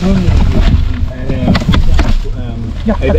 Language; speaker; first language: Spanish; native; Spanish